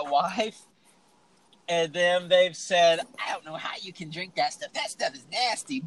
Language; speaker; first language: English; native; English